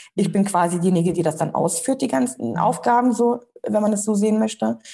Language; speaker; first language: German; early bilingual, other home language; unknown